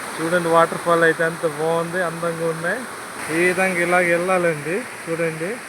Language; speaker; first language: Telugu; non-native, local second language; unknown